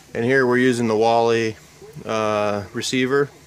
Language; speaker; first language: English; native; English